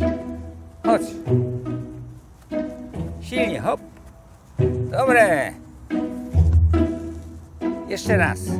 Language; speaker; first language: Polish; early bilingual, heritage; Polish